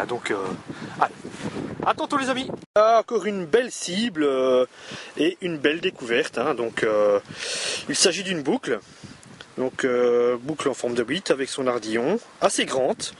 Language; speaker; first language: French; native; French